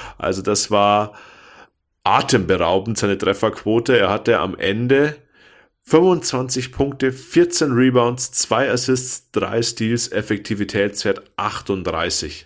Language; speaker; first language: German; native; German